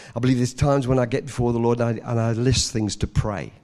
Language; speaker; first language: English; native; English